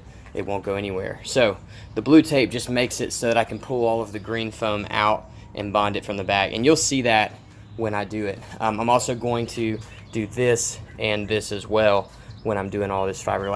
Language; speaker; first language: English; native; English